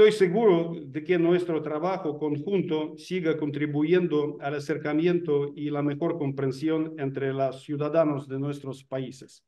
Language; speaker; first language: Spanish; non-native, fluent; Russian